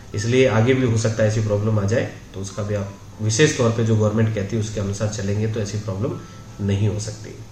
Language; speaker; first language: Hindi; native; Hindi